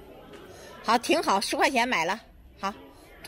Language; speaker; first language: Chinese; native; Chinese